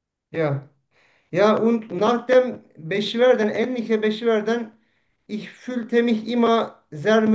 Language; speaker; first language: German; non-native, learner; Turkish